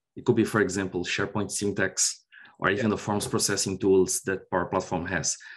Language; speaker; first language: English; non-native, fluent; Portuguese